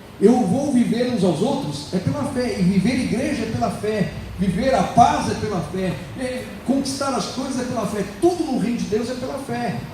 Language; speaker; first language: Portuguese; native; Portuguese